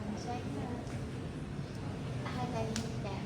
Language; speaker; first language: Vietnamese; native; Vietnamese